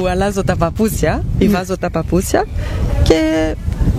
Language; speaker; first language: Greek; non-native, fluent; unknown